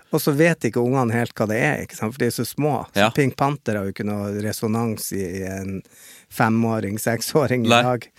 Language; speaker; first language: Norwegian; native; Norwegian